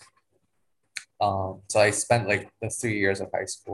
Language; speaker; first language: English; non-native, fluent; Vietnamese